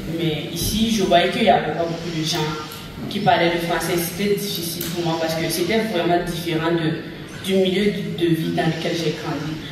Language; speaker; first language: French; non-native, local second language; Dyula